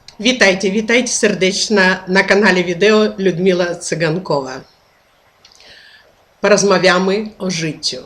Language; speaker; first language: Polish; non-native, learner; Ukrainian